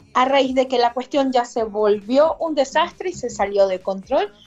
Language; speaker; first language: Spanish; native; Spanish